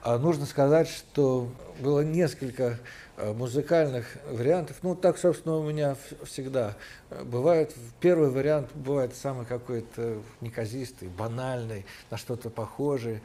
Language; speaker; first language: Russian; native; Russian